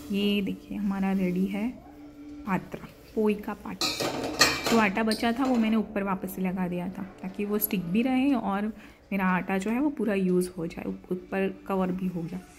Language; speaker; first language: Hindi; non-native, local second language; Gujarati